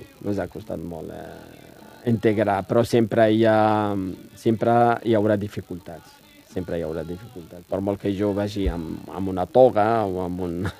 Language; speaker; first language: Catalan; non-native, fluent; Riffian